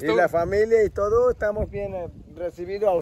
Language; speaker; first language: Spanish; non-native, local second language; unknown